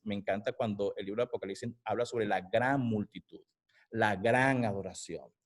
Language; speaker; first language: Spanish; native; Spanish